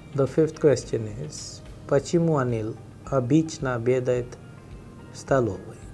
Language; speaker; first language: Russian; non-native, fluent; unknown